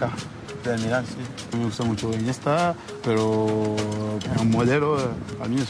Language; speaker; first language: Spanish; non-native, learner; French